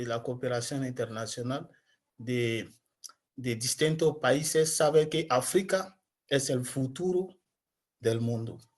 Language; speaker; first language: Spanish; non-native, learner; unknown